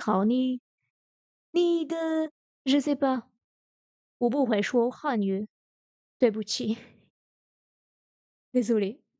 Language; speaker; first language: Chinese; non-native, learner; French